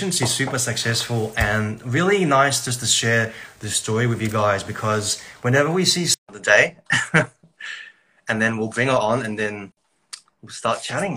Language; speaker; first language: English; native; English